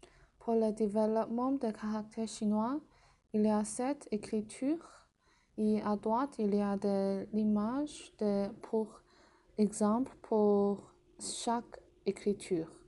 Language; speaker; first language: French; non-native, learner; Chinese